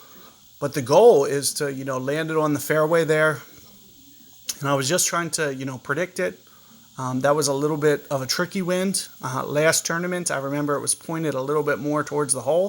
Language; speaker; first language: English; native; English